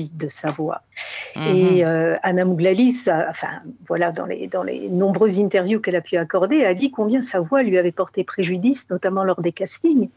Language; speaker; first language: French; native; French